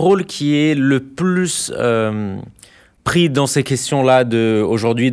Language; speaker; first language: French; non-native, fluent; Portuguese